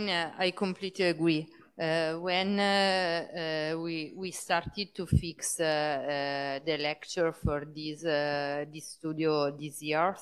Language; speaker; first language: English; non-native, fluent; Italian